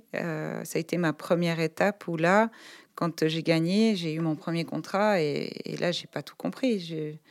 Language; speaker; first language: French; native; French